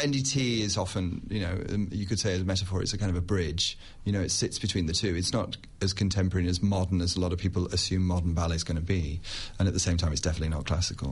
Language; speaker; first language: English; native; English